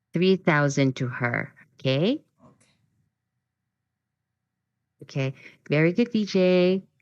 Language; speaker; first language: English; non-native, fluent; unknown